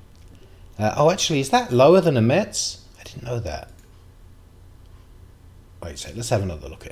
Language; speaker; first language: English; native; English